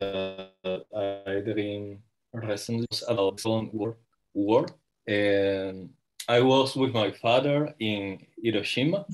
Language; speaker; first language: English; non-native, learner; Spanish